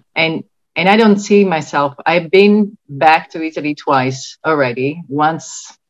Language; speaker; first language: English; non-native, fluent; Italian